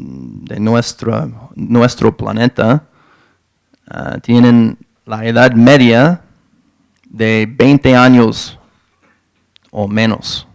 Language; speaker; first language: Spanish; non-native, fluent; English